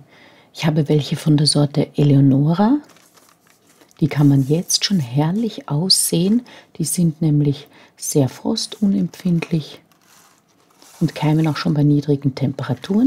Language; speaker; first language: German; native; German